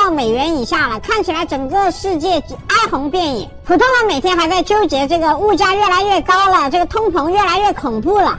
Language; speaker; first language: Chinese; native; Chinese